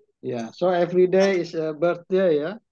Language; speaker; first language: English; non-native, learner; Indonesian